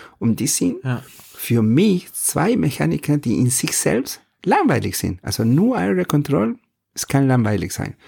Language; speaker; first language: German; non-native, fluent; Spanish